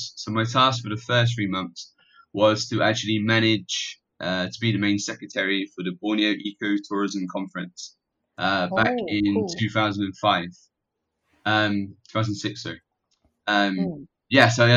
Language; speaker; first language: English; native; English